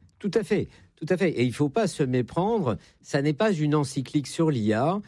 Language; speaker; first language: French; native; French